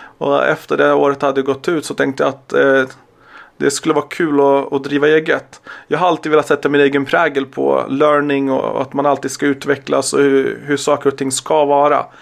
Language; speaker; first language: Swedish; early bilingual, other home language; Serbian